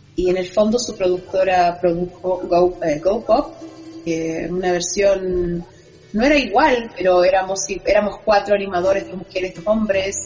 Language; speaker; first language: Spanish; early bilingual, other home language; Portuguese